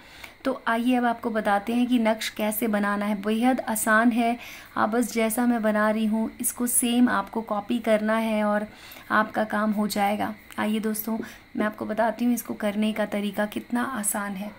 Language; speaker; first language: Hindi; native; Hindi